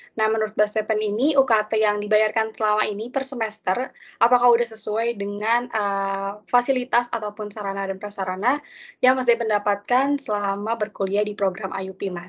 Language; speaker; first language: Indonesian; native; Indonesian